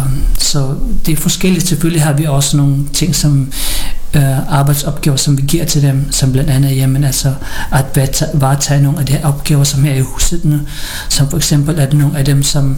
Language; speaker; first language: Danish; non-native, learner; Filipino